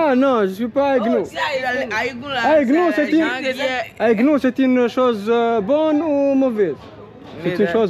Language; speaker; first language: French; non-native, learner; Arabic